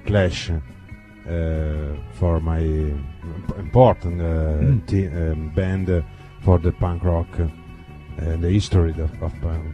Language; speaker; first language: English; non-native, learner; Italian